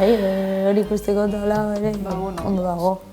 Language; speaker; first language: Basque; non-native, local second language; Spanish